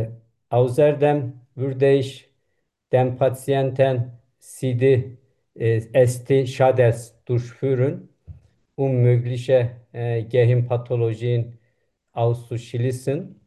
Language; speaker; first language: German; non-native, learner; Turkish